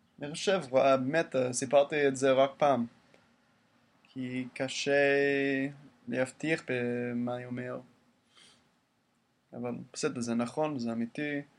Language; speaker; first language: Hebrew; non-native, learner; English